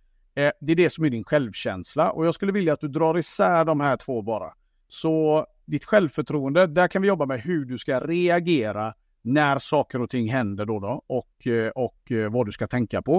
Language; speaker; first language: Swedish; native; Swedish